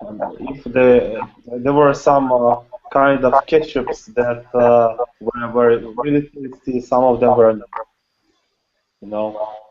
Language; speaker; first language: English; non-native, learner; Russian